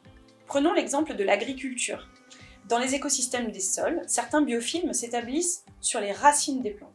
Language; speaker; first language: French; native; French